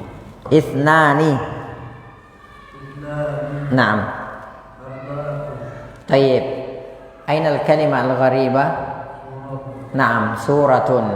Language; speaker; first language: Arabic; non-native, fluent; Indonesian